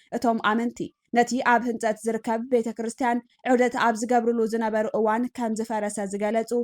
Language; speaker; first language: Tigrinya; native; Tigrinya